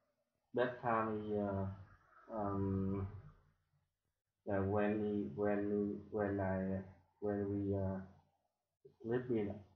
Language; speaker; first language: English; non-native, learner; Vietnamese